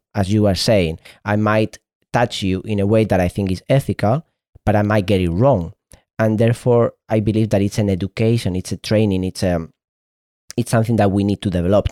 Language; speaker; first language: English; non-native, fluent; Spanish